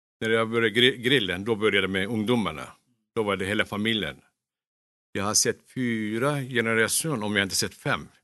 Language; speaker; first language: Swedish; non-native, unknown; Turkish